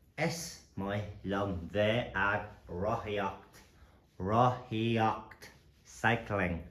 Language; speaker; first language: Irish; non-native, local second language; English